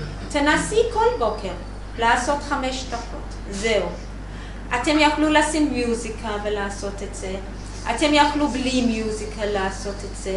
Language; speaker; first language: Hebrew; non-native, learner; English